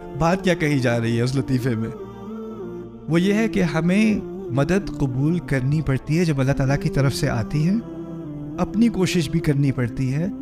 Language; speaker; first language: Urdu; early bilingual, heritage; Urdu